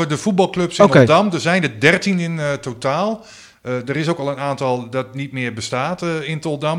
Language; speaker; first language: Dutch; native; Dutch